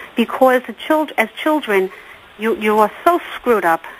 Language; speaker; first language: English; native; English